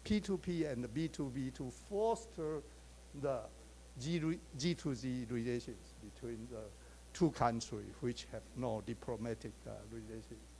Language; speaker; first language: English; non-native, fluent; Chinese